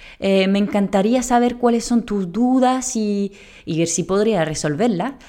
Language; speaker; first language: Spanish; non-native, fluent; French